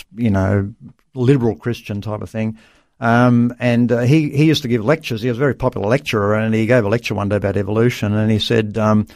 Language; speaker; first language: English; native; English